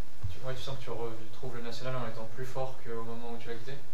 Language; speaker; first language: French; native; French